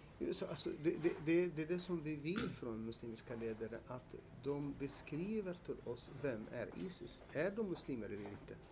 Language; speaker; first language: Swedish; non-native, fluent; Arabic